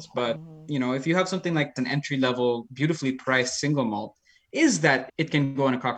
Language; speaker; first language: English; non-native, local second language; Filipino